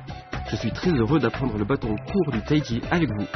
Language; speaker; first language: French; native; French